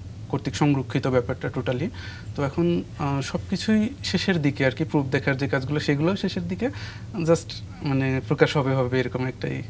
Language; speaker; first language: Bangla; non-native, local second language; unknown